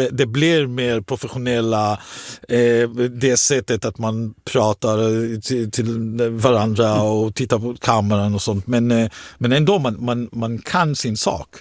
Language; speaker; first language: Swedish; non-native, fluent; Hebrew